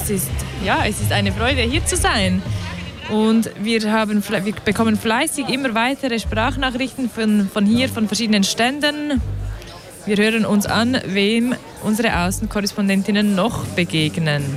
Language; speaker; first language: German; native; German